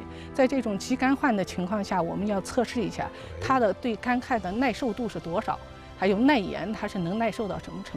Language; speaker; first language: Chinese; native; Chinese